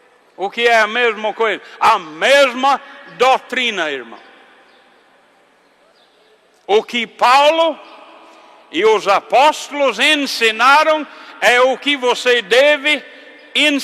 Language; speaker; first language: Portuguese; non-native, fluent; English